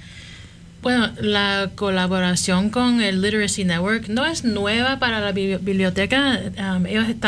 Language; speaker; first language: Spanish; early bilingual, heritage; Spanish